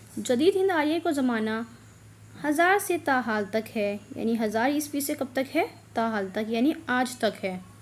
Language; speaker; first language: Urdu; native; Urdu